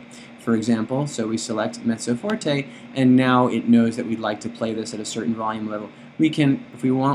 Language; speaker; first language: English; native; English